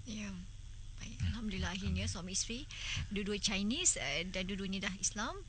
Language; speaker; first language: Malay; native; Malay